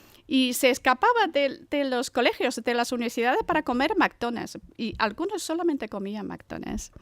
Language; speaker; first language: Spanish; non-native, fluent; Chinese